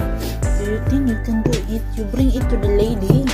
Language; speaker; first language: English; non-native, local second language; Filipino